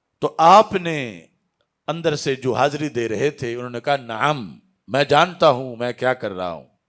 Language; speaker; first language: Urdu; non-native, local second language; Punjabi